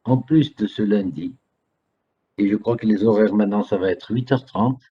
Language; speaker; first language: French; non-native, local second language; Arabic